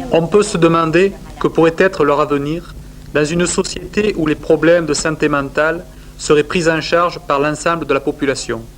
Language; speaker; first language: French; native; French